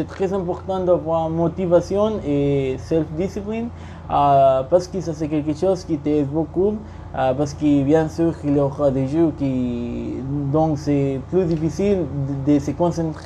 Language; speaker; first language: French; non-native, learner; Spanish